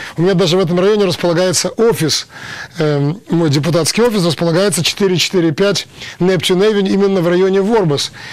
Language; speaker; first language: Russian; native; Russian